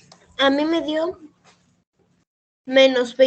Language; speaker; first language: Spanish; native; Spanish